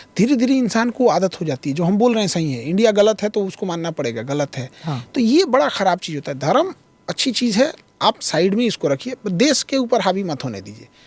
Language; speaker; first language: Hindi; native; Hindi